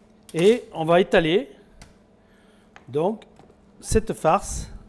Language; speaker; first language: French; native; French